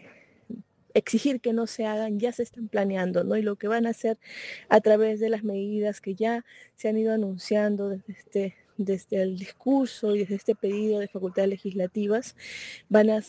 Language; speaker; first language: Spanish; native; Spanish